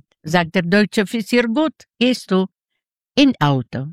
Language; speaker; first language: German; non-native, learner; Ukrainian